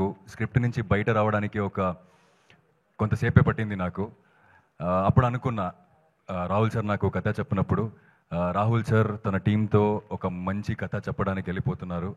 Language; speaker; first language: Telugu; non-native, fluent; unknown